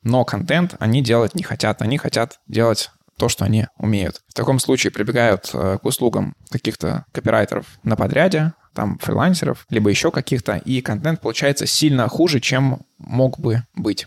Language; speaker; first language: Russian; native; Russian